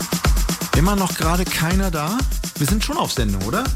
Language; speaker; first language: German; native; German